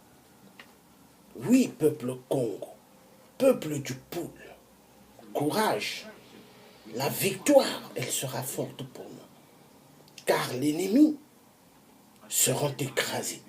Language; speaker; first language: French; non-native, local second language; Kongo